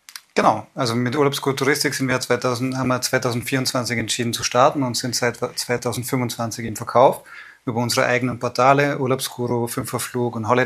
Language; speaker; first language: German; native; German